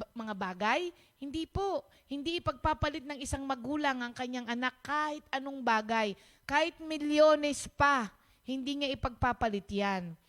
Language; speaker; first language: Filipino; non-native, local second language; Pampanga